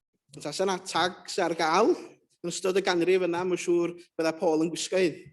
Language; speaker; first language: Welsh; native; Welsh